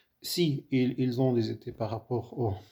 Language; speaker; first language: French; non-native, fluent; Arabic